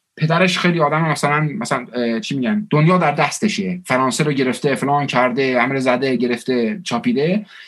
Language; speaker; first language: Persian; early bilingual, heritage; Persian